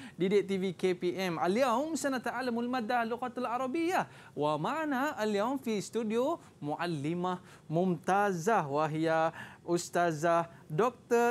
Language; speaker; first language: Arabic; non-native, fluent; Malay